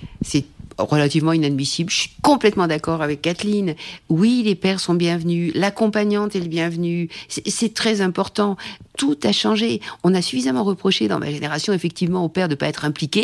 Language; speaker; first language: French; native; French